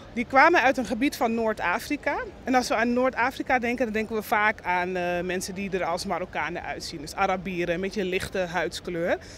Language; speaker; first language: Dutch; non-native, local second language; Papiamento